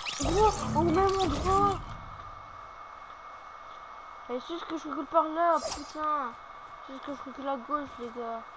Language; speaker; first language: French; native; French